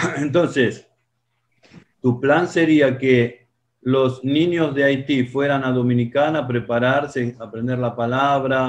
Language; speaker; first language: Spanish; non-native, fluent; Portuguese